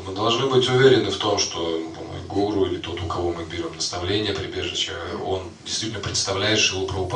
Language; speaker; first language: Russian; native; Russian